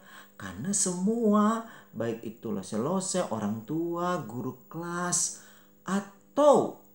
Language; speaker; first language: Malay; native; Malay